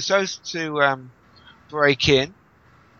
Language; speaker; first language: English; native; English